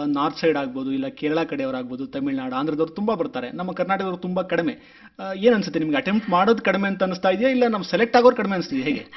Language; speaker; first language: Kannada; native; Kannada